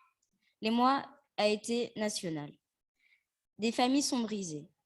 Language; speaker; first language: French; native; French